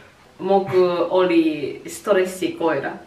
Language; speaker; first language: Finnish; non-native, learner; Japanese